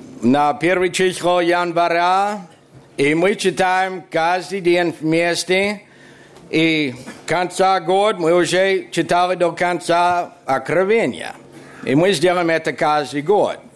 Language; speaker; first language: Russian; non-native, fluent; English